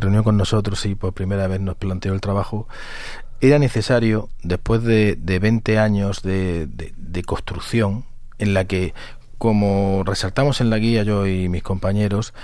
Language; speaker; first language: Spanish; native; Spanish